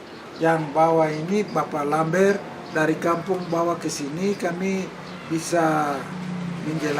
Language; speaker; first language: Indonesian; non-native, local second language; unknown